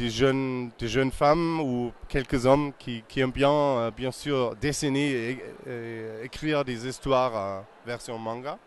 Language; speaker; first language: French; non-native, fluent; German